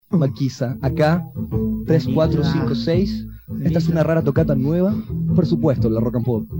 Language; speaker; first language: Spanish; native; Spanish